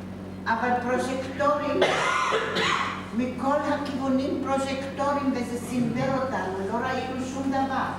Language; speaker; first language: Hebrew; non-native, fluent; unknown